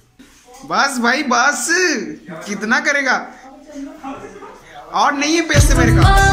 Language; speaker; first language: Hindi; native; Hindi